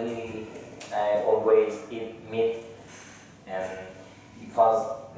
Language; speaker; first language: English; non-native, learner; Vietnamese